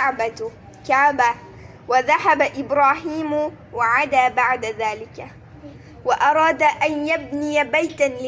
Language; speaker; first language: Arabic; non-native, fluent; Uzbek